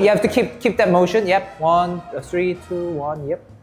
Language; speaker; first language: English; non-native, fluent; Korean